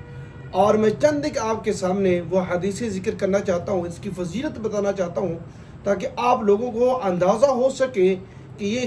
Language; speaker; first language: Urdu; native; Urdu